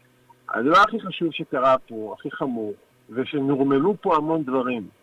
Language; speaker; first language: Hebrew; native; Hebrew